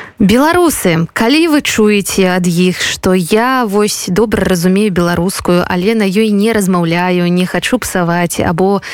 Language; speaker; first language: Belarusian; native; Belarusian